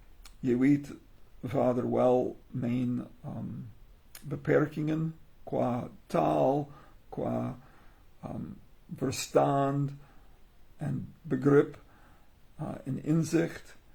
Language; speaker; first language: Dutch; non-native, learner; English